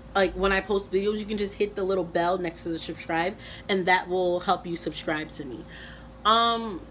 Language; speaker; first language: English; native; English